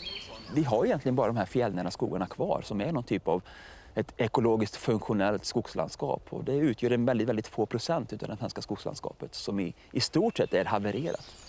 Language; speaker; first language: Swedish; native; Swedish